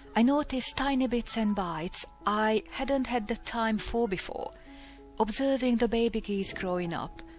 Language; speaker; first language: English; non-native, fluent; Hungarian